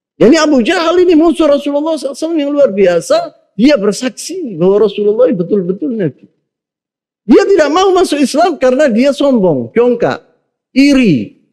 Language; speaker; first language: Indonesian; native; Indonesian